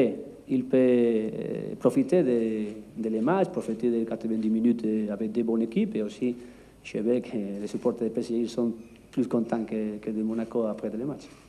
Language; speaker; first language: French; non-native, learner; Spanish